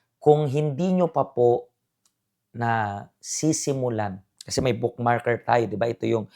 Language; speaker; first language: Filipino; native; Filipino